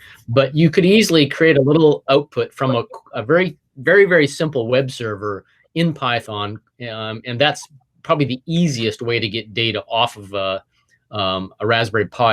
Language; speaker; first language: English; native; English